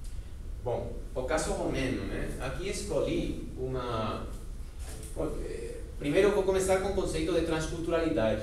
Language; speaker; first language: Portuguese; non-native, fluent; Spanish